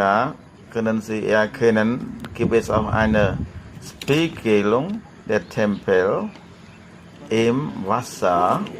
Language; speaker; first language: German; non-native, learner; Khmer